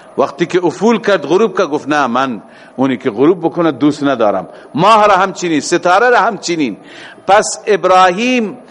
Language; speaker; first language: Persian; native; Persian